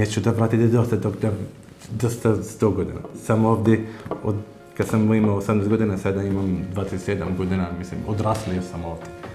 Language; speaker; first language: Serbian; non-native, learner; Arabic